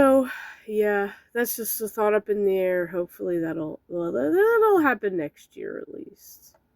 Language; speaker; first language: English; native; English